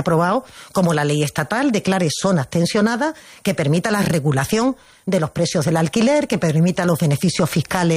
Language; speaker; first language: Spanish; native; Spanish